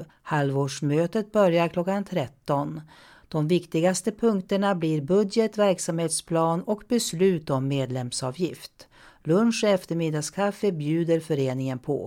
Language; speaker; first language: Swedish; native; Swedish